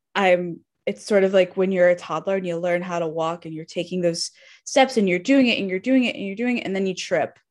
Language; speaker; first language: English; native; English